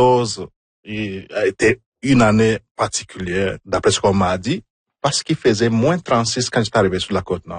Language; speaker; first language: French; non-native, fluent; Igbo